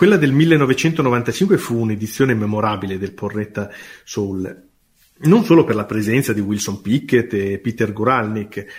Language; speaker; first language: Italian; native; Italian